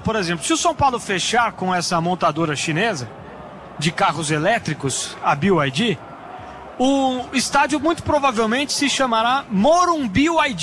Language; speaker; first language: Portuguese; native; Portuguese